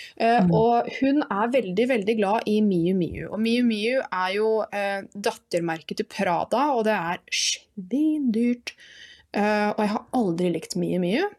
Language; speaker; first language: Norwegian; native; Norwegian